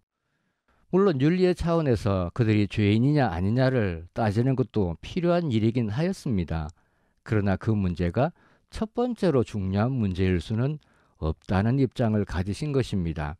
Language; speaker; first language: Korean; native; Korean